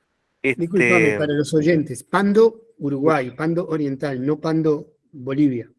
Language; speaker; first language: Spanish; native; Spanish